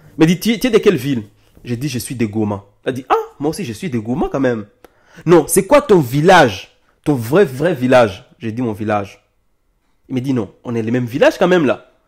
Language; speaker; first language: French; non-native, local second language; Lingala